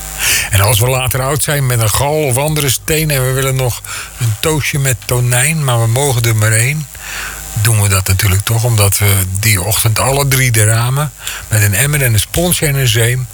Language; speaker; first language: Dutch; native; Dutch